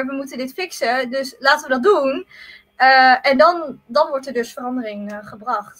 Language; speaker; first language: Dutch; early bilingual, other home language; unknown